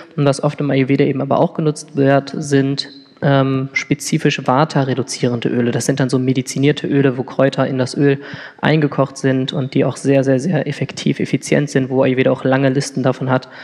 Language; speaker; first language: German; native; German